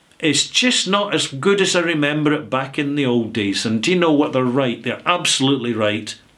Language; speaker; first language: English; native; English